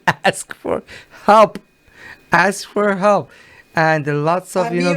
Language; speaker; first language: English; non-native, learner; Persian